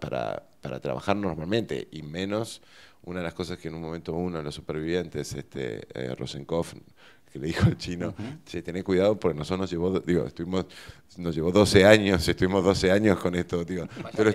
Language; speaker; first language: Spanish; native; Spanish